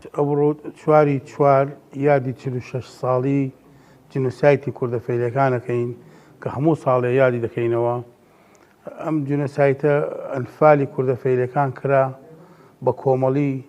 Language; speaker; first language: Central Kurdish; non-native, local second language; Southern Kurdish